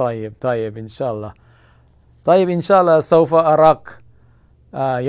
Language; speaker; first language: Arabic; non-native, fluent; English